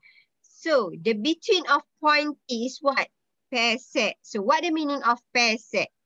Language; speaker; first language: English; non-native, local second language; Malay